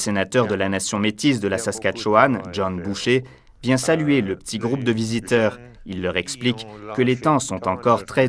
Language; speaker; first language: French; native; French